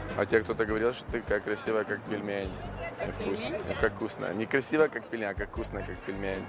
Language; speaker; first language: Russian; early bilingual, heritage; Russian